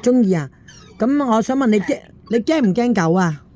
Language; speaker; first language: Cantonese; native; Cantonese